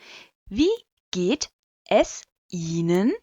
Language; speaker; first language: German; non-native, fluent; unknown